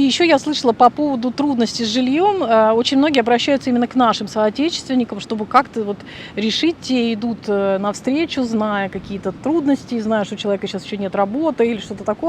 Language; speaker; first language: Russian; native; Russian